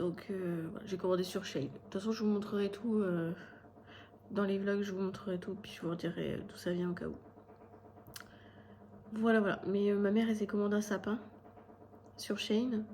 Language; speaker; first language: French; native; French